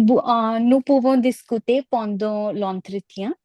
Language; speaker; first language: French; non-native, learner; Punjabi